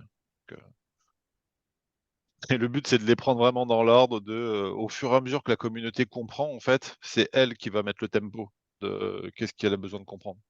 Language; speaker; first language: French; native; French